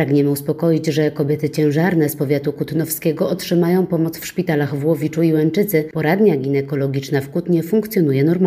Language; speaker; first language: Polish; native; Polish